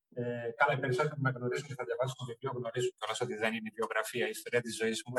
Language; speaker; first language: Greek; early bilingual, heritage; Greek